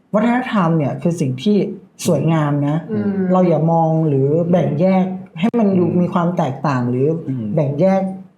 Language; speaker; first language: Thai; native; Thai